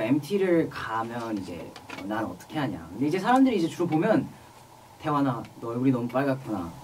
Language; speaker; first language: Korean; native; Korean